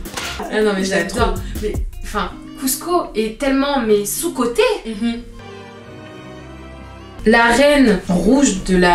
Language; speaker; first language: French; native; French